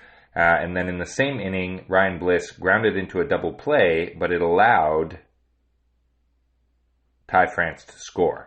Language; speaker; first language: English; native; English